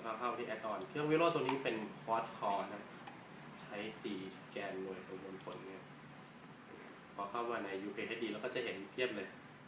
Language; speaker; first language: Thai; native; Thai